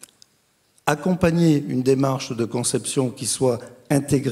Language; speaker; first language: French; native; French